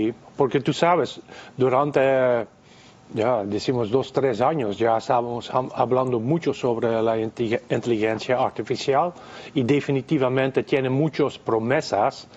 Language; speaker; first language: Spanish; non-native, fluent; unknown